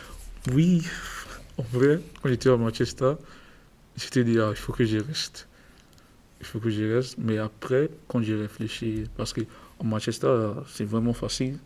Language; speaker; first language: French; non-native, learner; English